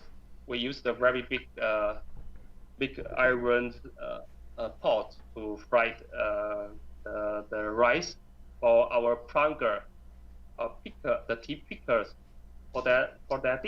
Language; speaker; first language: English; non-native, learner; Chinese